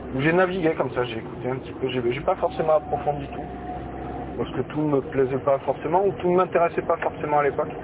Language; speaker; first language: French; native; French